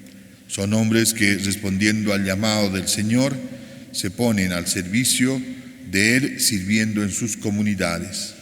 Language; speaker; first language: Spanish; native; Spanish